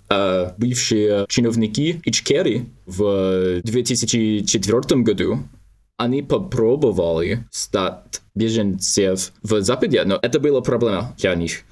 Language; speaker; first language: Russian; non-native, learner; English